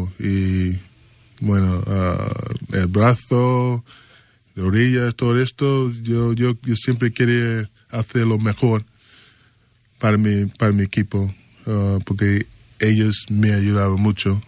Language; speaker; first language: Spanish; non-native, learner; English